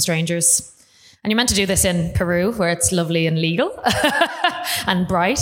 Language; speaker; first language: English; native; English